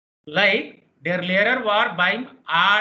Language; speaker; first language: German; non-native, fluent; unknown